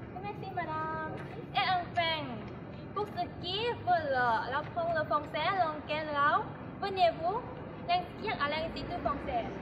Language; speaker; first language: French; non-native, learner; Lao